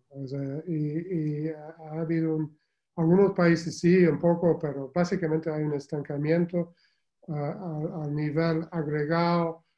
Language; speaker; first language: Spanish; non-native, fluent; English